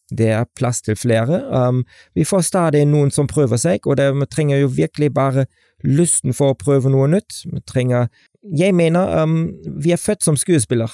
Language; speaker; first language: Norwegian; non-native, fluent; German